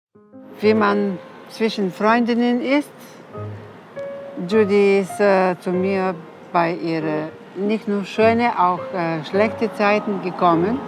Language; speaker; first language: German; non-native, fluent; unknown